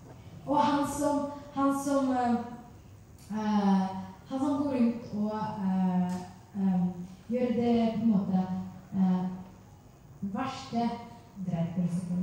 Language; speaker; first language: Norwegian; non-native, fluent; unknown